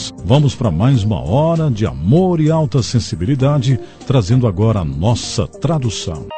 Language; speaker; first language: Portuguese; native; Portuguese